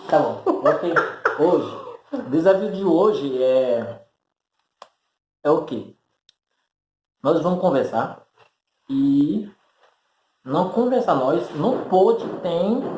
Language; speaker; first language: Portuguese; non-native, fluent; Haitian Creole